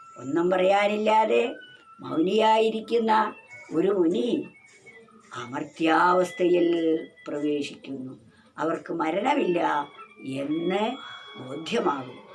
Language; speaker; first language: Malayalam; native; Malayalam